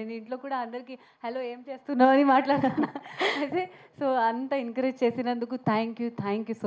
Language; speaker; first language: Telugu; non-native, learner; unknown